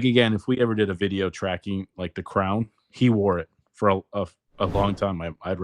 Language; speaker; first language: English; native; English